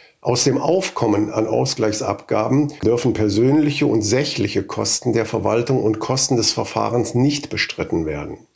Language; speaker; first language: German; native; German